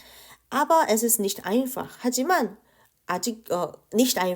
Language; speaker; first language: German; non-native, fluent; Korean